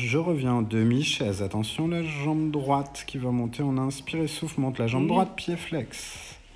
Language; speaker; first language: French; native; French